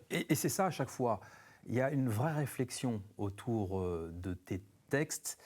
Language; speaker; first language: French; native; French